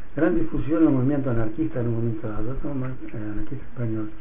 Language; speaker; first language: Spanish; native; Spanish